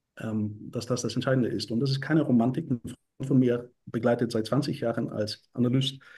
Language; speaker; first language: German; non-native, fluent; Bulgarian